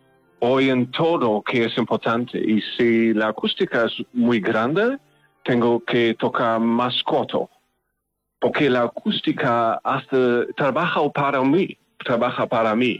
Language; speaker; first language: Spanish; non-native, learner; German